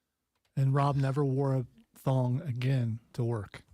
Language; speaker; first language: English; native; English